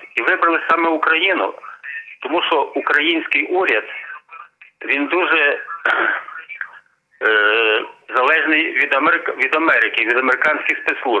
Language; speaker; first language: Ukrainian; non-native, local second language; Russian